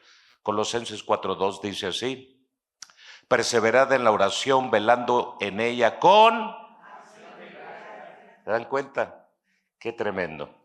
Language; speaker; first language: Spanish; native; Spanish